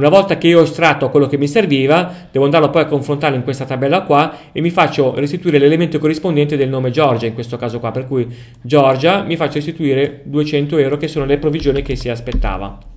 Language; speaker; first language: Italian; native; Italian